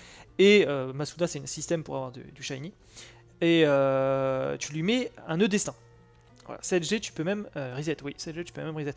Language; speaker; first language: French; native; French